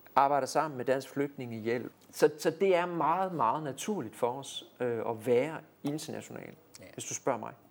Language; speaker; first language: Danish; native; Danish